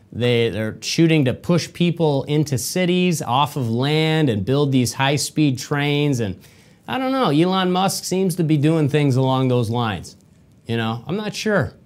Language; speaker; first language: English; native; English